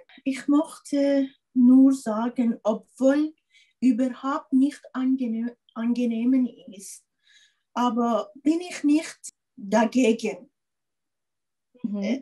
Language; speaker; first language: German; non-native, learner; Persian